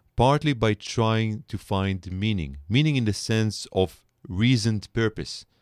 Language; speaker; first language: English; non-native, fluent; Hebrew